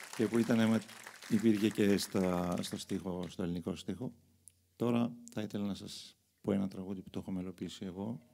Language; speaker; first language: Greek; non-native, fluent; Armenian